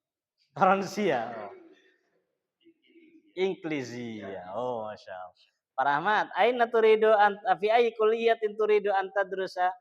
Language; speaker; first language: Arabic; non-native, fluent; Indonesian